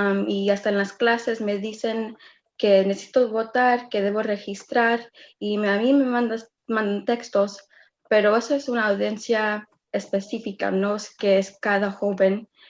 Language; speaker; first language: Spanish; early bilingual, other home language; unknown